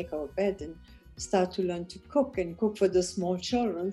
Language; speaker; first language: English; non-native, local second language; Kachhi